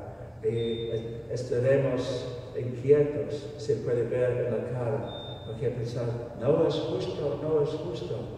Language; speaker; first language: Spanish; non-native, fluent; English